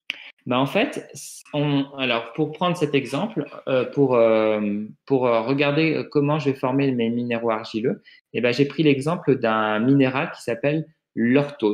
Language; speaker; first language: French; native; French